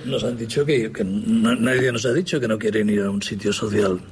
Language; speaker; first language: Spanish; native; Spanish